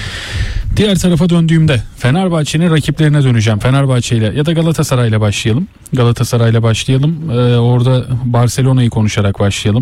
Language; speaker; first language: Turkish; native; Turkish